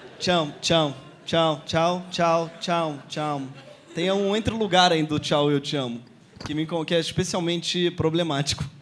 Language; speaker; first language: Portuguese; native; Portuguese